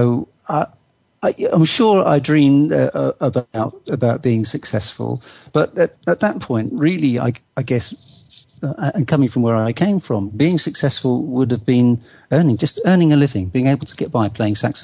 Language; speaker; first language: English; native; English